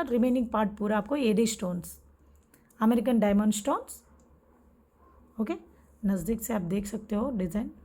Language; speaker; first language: Hindi; non-native, local second language; Telugu